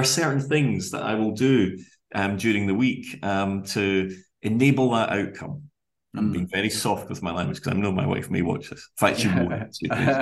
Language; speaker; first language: English; native; English